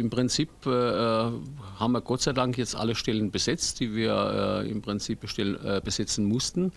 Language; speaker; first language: German; native; German